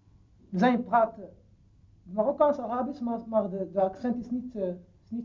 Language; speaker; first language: Dutch; non-native, learner; Arabic